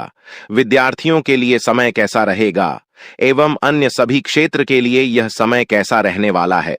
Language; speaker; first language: Hindi; non-native, local second language; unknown